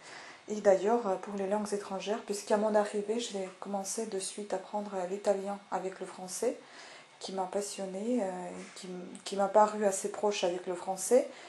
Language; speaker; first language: French; non-native, fluent; Russian